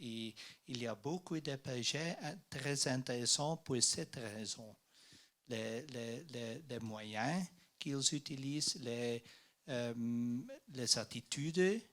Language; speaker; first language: French; non-native, learner; Dutch